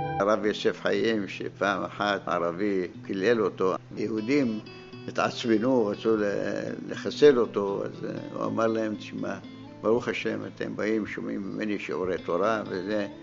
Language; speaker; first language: Hebrew; non-native, fluent; Arabic